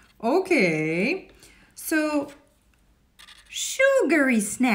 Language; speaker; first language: English; non-native, fluent; Russian